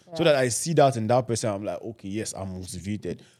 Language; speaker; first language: English; non-native, local second language; Yoruba